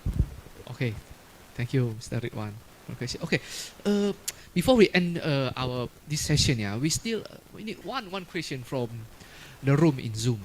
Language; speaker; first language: English; non-native, fluent; Indonesian